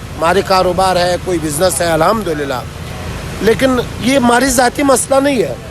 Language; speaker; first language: Urdu; non-native, local second language; Pashto